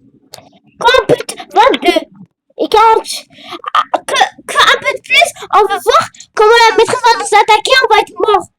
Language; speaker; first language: French; native; French